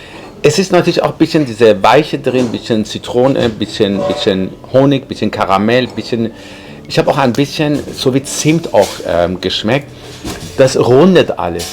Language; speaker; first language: German; non-native, fluent; Persian